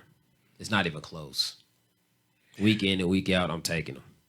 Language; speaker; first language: English; native; English